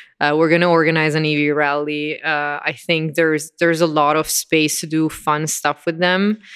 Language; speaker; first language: English; non-native, fluent; Italian